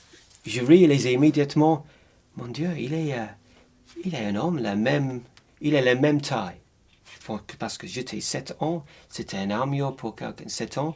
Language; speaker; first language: French; non-native, learner; English